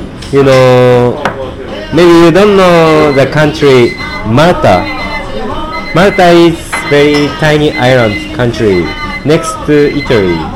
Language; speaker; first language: English; non-native, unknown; Japanese